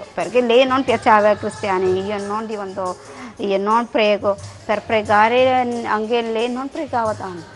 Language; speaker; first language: Italian; non-native, learner; Malayalam